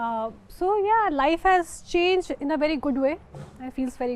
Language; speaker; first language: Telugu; non-native, fluent; Hindi